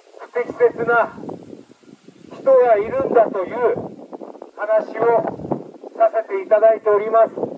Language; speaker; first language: Japanese; native; Japanese